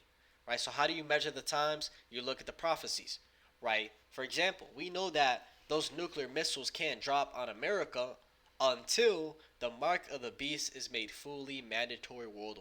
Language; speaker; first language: English; native; English